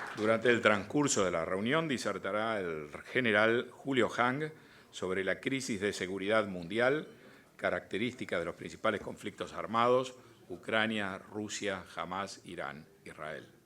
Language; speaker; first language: Spanish; native; Spanish